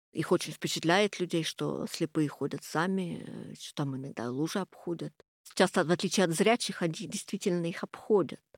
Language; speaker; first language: Russian; non-native, fluent; English